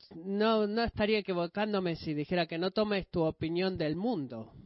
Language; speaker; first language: Spanish; non-native, fluent; Greek